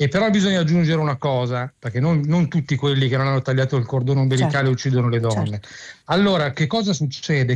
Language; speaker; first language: Italian; native; Italian